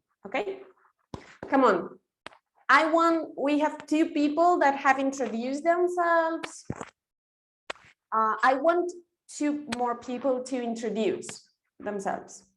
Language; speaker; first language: English; non-native, fluent; Spanish